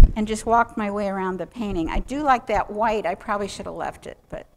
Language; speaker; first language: English; native; English